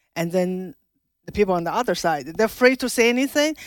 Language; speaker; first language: English; non-native, fluent; Chinese